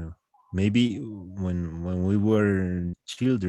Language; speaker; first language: English; non-native, learner; Spanish